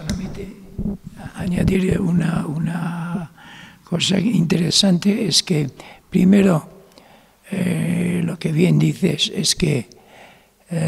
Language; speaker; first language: Spanish; non-native, fluent; Arabic